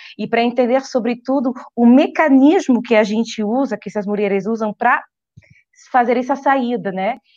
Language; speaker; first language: Portuguese; non-native, fluent; French